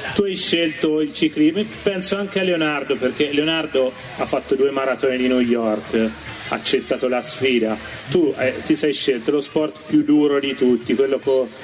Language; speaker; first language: Italian; native; Italian